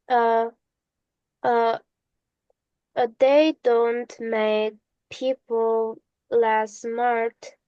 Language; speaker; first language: English; non-native, learner; Korean